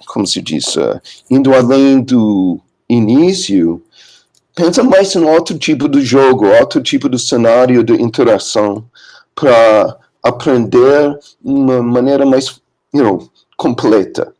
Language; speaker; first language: Portuguese; non-native, learner; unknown